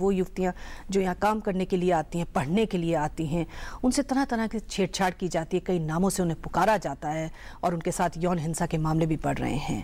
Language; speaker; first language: Hindi; native; Hindi